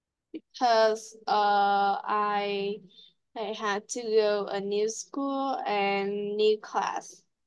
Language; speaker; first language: English; non-native, learner; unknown